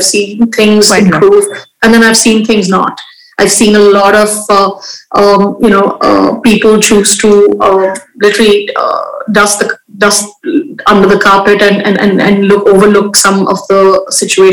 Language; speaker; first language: English; non-native, local second language; Hindi